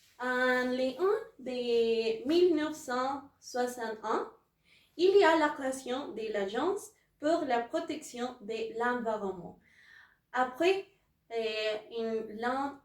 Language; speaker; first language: French; non-native, learner; Spanish